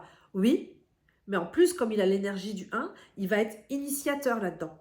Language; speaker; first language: French; native; French